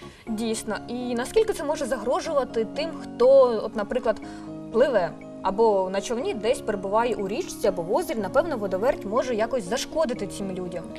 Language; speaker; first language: Ukrainian; native; Ukrainian